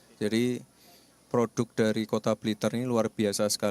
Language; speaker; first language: Indonesian; native; Indonesian